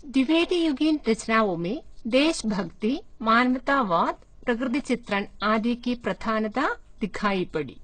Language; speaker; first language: Hindi; non-native, local second language; Malayalam